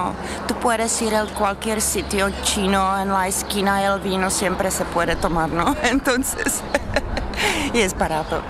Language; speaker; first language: Spanish; non-native, fluent; Czech